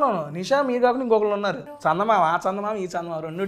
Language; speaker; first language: Telugu; native; Telugu